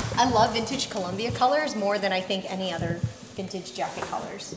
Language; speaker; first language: English; native; English